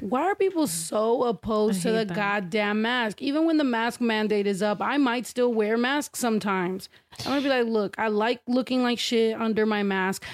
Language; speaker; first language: English; early bilingual, other home language; Spanish